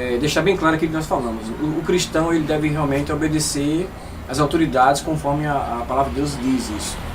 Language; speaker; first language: Portuguese; native; Portuguese